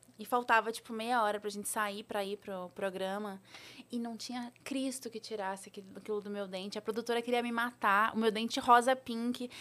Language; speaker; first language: Portuguese; native; Portuguese